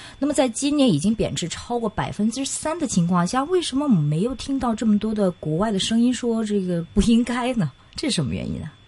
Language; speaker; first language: Chinese; non-native, local second language; Cantonese